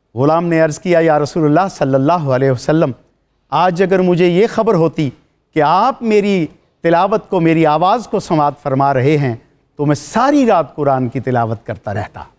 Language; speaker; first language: Urdu; native; Urdu